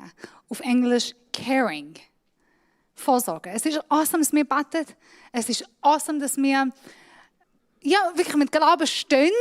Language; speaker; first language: German; non-native, fluent; Persian